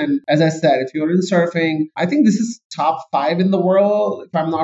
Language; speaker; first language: English; non-native, local second language; Urdu